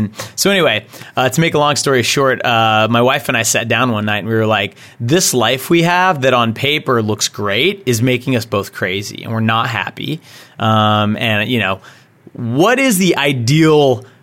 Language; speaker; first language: English; native; English